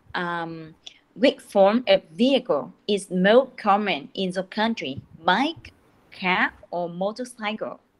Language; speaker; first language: English; non-native, learner; Vietnamese